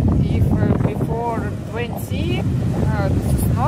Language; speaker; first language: English; non-native, learner; Russian